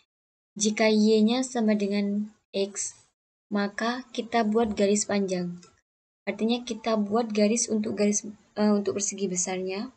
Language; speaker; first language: Indonesian; native; Indonesian